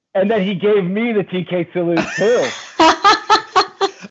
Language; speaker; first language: English; native; English